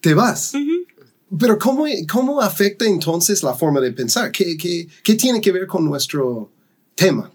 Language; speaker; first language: Spanish; non-native, fluent; English